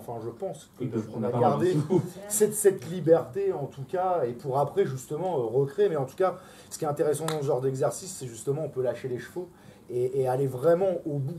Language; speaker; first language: French; native; French